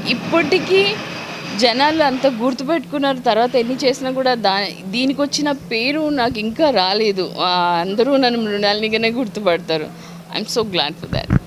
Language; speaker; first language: Telugu; non-native, local second language; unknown